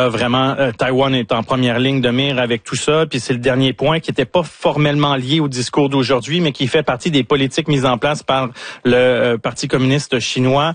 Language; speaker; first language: French; native; French